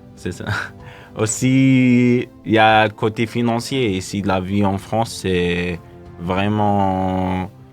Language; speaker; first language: French; non-native, local second language; Kabyle